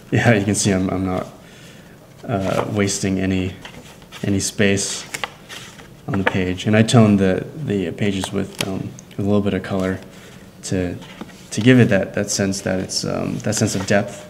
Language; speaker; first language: English; native; English